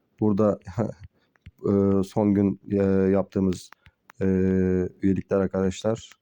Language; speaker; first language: Turkish; native; Turkish